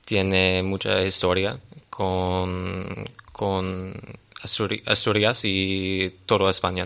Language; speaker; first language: Spanish; non-native, learner; English